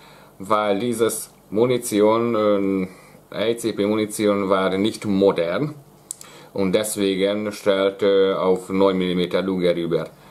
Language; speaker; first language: German; non-native, learner; Hungarian